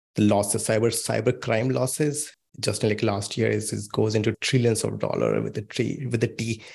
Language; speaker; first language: English; non-native, local second language; Hindi